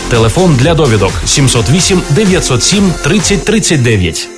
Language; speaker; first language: Ukrainian; native; Ukrainian